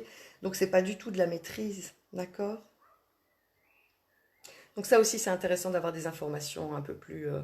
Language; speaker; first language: French; native; French